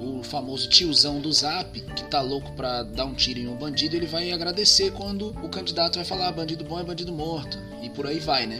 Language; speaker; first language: Portuguese; native; Portuguese